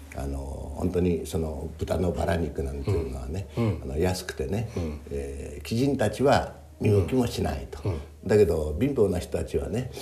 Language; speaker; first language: Japanese; native; Japanese